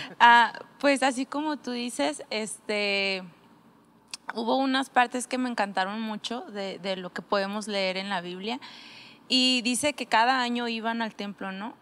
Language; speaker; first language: Spanish; native; Spanish